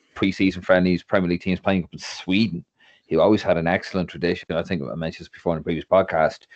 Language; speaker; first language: English; native; English